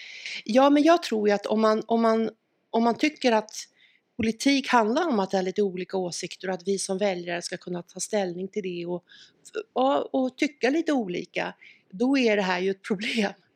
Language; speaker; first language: Swedish; native; Swedish